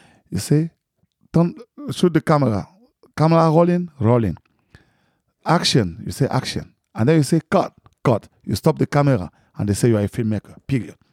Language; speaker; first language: English; non-native, fluent; French